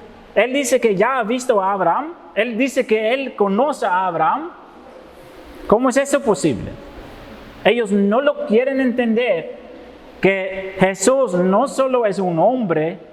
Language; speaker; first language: Spanish; non-native, fluent; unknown